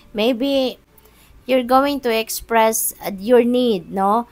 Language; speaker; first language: English; non-native, local second language; Filipino